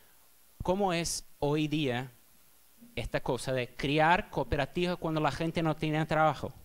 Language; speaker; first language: Spanish; non-native, fluent; Portuguese